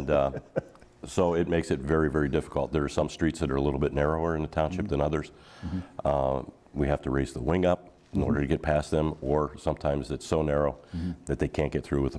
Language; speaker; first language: English; native; English